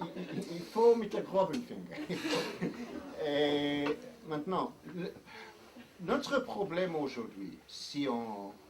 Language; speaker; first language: French; non-native, fluent; English